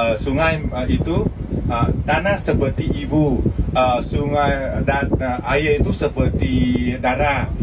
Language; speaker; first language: Indonesian; non-native, learner; Vietnamese